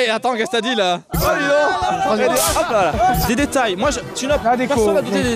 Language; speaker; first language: French; native; French